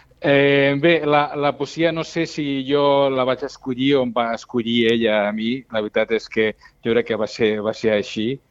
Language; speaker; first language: Catalan; non-native, local second language; Spanish